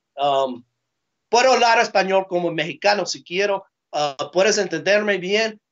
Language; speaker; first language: Spanish; non-native, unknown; English